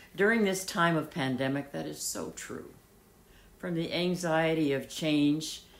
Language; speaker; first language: English; native; English